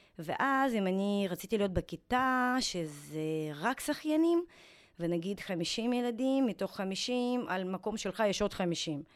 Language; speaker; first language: Hebrew; non-native, fluent; Russian